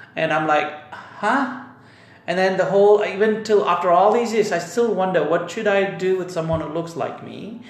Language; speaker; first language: English; non-native, local second language; Tamil